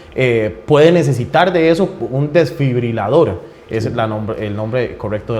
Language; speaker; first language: Spanish; native; Spanish